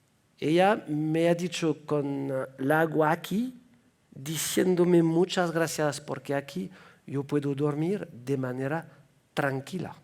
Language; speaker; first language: Spanish; non-native, fluent; French